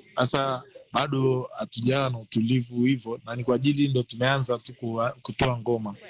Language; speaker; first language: Swahili; native; Swahili